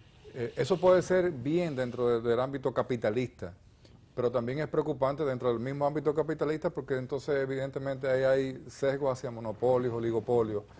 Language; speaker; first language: Spanish; native; Spanish